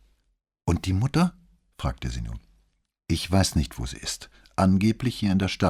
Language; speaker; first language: German; native; German